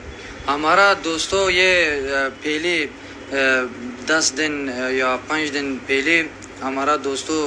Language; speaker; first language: Hindi; non-native, learner; Persian